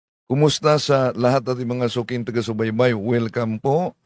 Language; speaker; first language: Filipino; native; Filipino